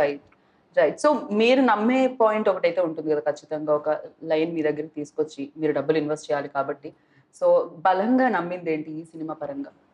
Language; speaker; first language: Telugu; native; Telugu